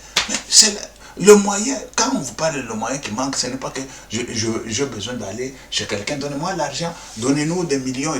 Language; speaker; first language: French; non-native, local second language; Lingala